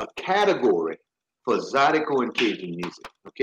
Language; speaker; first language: English; native; English